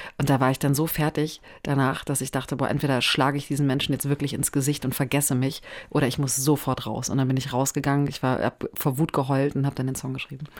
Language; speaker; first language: German; native; German